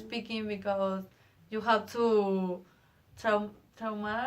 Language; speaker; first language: English; non-native, learner; Spanish